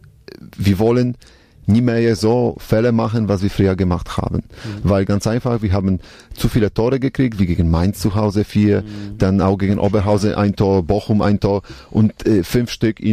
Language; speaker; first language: German; non-native, learner; Polish